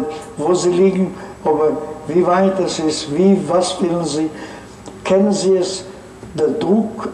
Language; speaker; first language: German; non-native, fluent; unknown